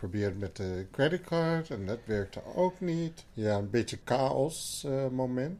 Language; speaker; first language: Dutch; non-native, fluent; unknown